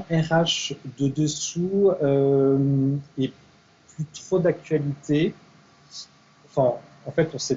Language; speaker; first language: French; native; French